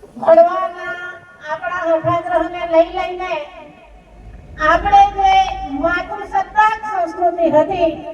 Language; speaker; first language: Gujarati; non-native, local second language; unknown